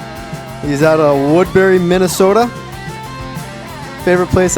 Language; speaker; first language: English; native; English